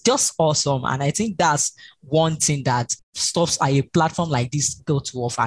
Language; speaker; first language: English; non-native, local second language; Yoruba